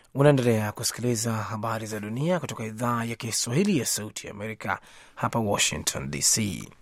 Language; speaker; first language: Swahili; native; Swahili